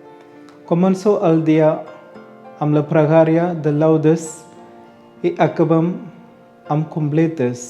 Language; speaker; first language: Catalan; non-native, learner; Tamil